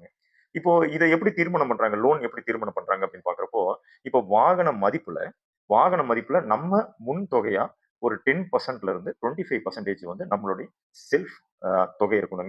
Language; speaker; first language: Tamil; native; Tamil